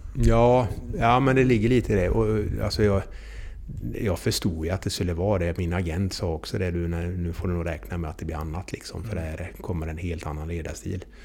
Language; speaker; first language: Swedish; native; Swedish